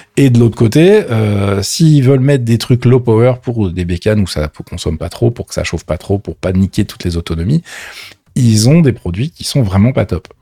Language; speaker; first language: French; native; French